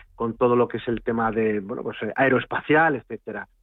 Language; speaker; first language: Spanish; native; Spanish